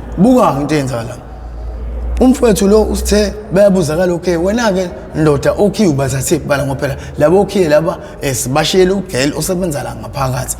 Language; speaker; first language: Zulu; native; Zulu